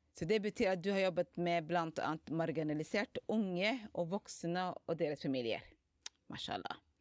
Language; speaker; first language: Norwegian; non-native, fluent; Somali